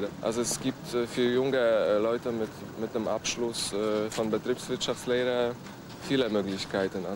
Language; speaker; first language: German; non-native, fluent; Polish